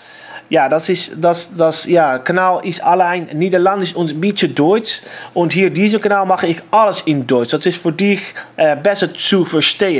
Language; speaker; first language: German; non-native, learner; Dutch